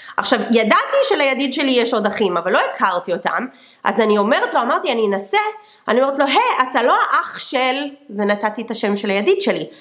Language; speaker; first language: Hebrew; non-native, fluent; English